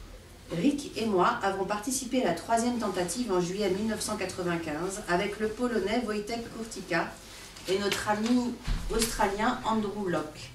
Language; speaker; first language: French; native; French